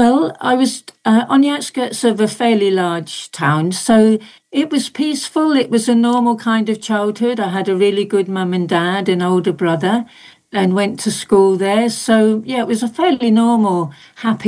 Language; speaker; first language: English; native; English